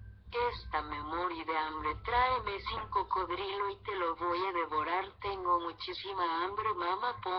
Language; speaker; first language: Spanish; native; Spanish